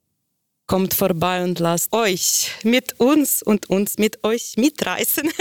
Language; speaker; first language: German; non-native, fluent; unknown